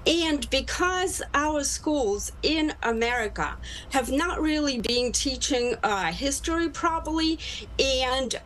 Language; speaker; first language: English; non-native, fluent; Russian